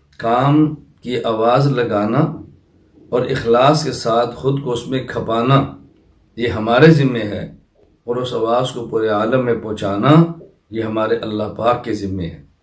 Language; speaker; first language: Urdu; non-native, local second language; Punjabi